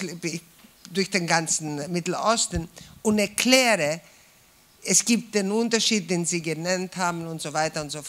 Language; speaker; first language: German; non-native, fluent; Greek